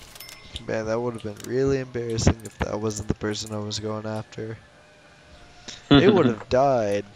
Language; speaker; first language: English; native; English